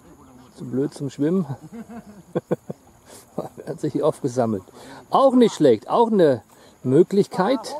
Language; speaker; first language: German; native; German